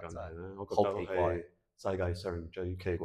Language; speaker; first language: Cantonese; non-native, fluent; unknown